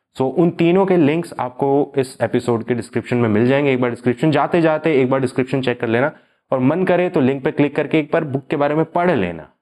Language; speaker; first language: Hindi; native; Hindi